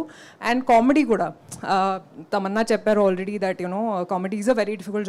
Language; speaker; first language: Telugu; non-native, fluent; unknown